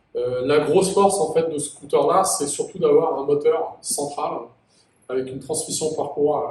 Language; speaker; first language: French; native; French